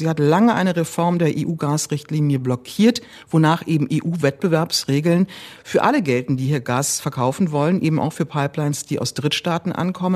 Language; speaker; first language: German; native; German